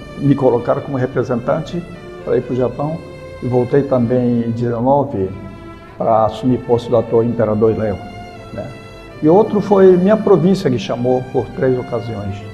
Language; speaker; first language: Portuguese; early bilingual, other home language; Japanese